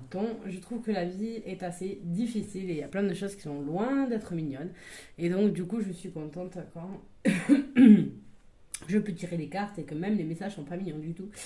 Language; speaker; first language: French; native; French